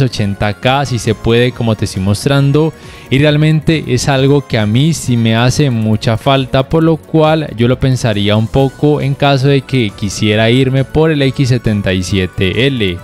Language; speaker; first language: Spanish; native; Spanish